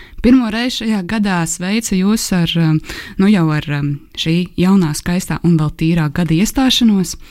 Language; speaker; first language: Latvian; native; Latvian